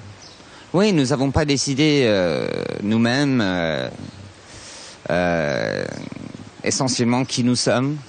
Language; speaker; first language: French; non-native, fluent; English